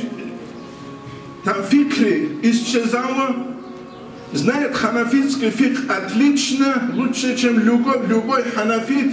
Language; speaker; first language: Russian; non-native, local second language; Avaric